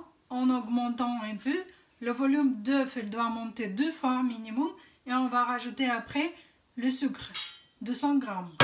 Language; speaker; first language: French; non-native, fluent; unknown